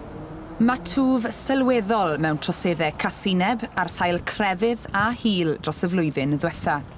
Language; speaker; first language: Welsh; native; Welsh